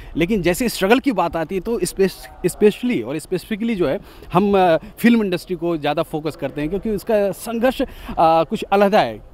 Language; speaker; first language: Hindi; native; Hindi